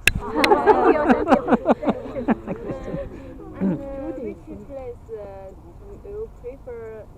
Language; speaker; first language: English; non-native, learner; Chinese